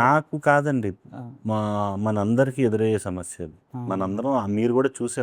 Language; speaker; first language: Telugu; native; Telugu